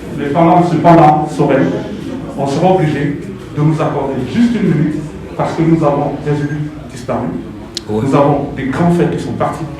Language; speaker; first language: French; non-native, local second language; Lingala